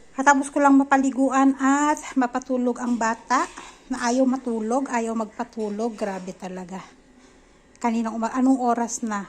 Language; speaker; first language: Filipino; native; Filipino